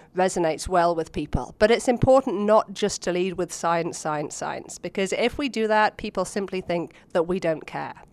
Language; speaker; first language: English; native; English